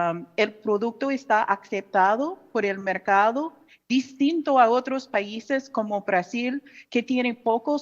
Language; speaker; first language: Spanish; non-native, fluent; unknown